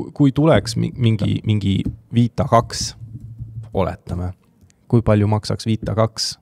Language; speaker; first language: Estonian; non-native, local second language; Russian